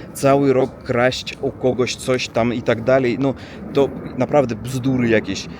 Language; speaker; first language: Polish; non-native, learner; Russian